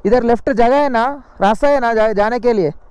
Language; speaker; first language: Hindi; non-native, local second language; Telugu